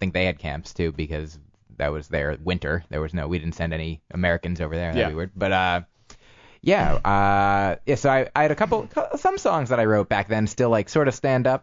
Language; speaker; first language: English; native; English